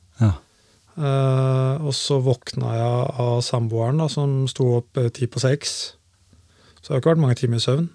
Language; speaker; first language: Norwegian; native; Norwegian